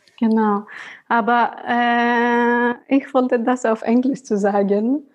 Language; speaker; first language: German; non-native, learner; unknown